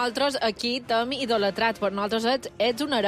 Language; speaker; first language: Catalan; native; Catalan